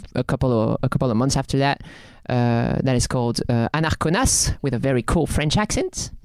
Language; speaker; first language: English; non-native, fluent; French